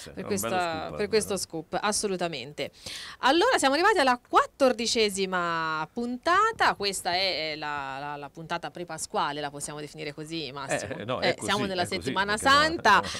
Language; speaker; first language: Italian; native; Italian